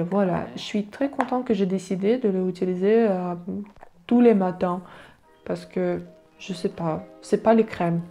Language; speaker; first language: French; non-native, learner; Russian